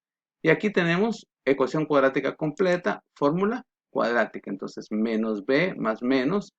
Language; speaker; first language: Spanish; native; Spanish